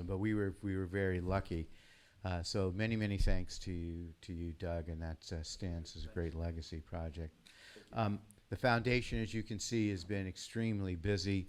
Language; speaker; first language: English; native; English